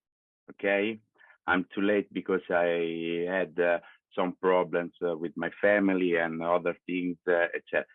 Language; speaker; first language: English; non-native, learner; Italian